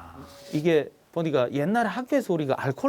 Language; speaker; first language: Korean; native; Korean